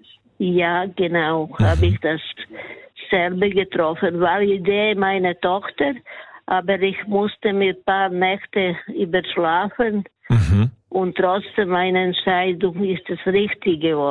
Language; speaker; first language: German; non-native, learner; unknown